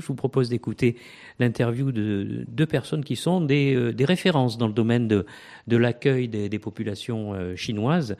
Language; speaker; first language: French; native; French